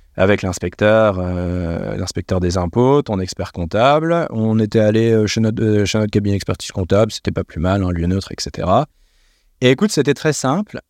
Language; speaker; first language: French; native; French